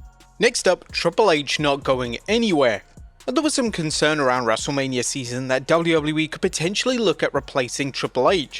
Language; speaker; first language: English; native; English